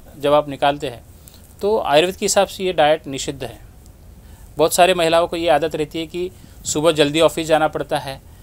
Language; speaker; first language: Hindi; non-native, local second language; Marathi